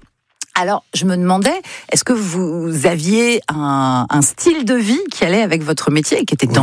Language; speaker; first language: French; native; French